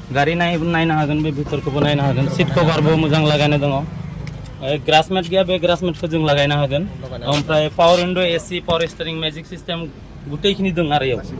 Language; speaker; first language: Bodo; non-native, local second language; Sadri